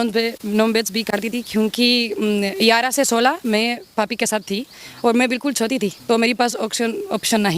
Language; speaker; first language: Hindi; non-native, learner; Spanish